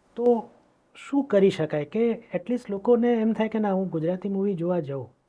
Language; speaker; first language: Gujarati; native; Gujarati